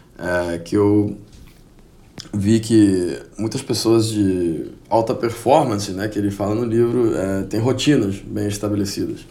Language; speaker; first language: Portuguese; non-native, fluent; Spanish